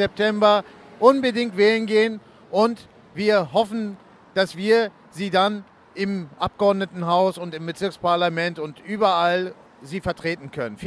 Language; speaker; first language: German; early bilingual, other home language; Turkish